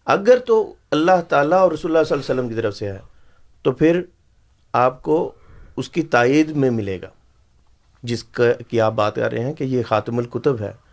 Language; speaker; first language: Urdu; native; Urdu